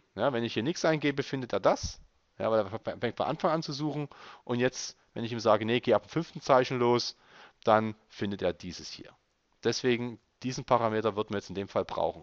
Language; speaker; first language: German; native; German